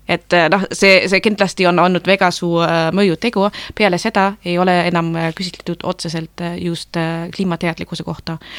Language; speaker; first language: Estonian; non-native, fluent; German